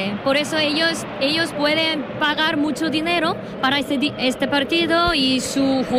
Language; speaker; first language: Spanish; non-native, learner; Korean